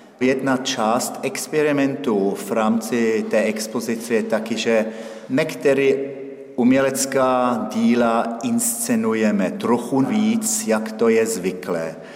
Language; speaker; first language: Czech; non-native, fluent; German